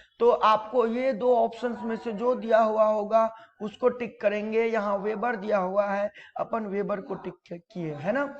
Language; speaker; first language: Hindi; native; Hindi